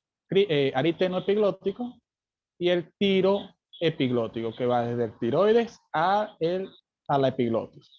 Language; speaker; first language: Spanish; native; Spanish